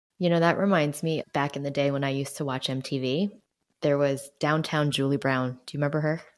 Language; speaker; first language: English; early bilingual, other home language; Chinese